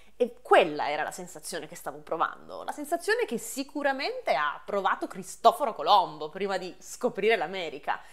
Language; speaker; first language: Italian; native; Italian